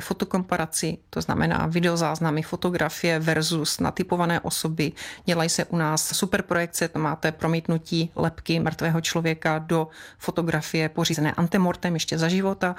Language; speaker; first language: Czech; native; Czech